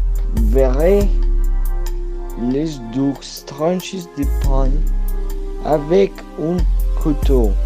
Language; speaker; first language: French; non-native, learner; Spanish